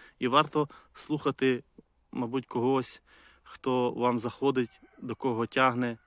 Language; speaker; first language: Ukrainian; native; Ukrainian